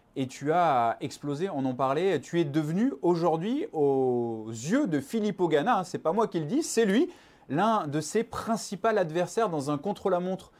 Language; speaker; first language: French; native; French